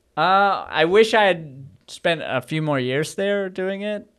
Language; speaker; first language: English; native; English